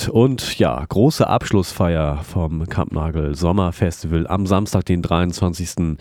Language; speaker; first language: German; native; German